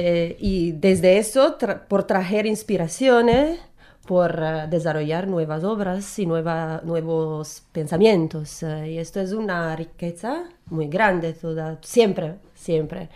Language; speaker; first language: Spanish; non-native, learner; Italian